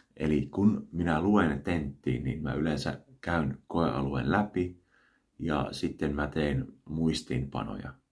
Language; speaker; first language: Finnish; native; Finnish